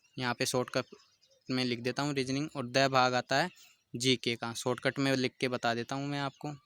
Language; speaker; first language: Hindi; native; Hindi